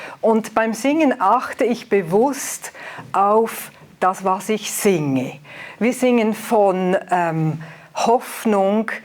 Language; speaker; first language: German; native; German